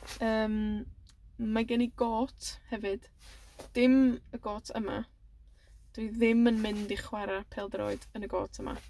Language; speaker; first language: Welsh; native; Welsh